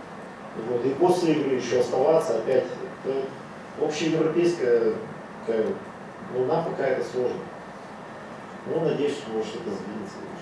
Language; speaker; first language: Russian; native; Russian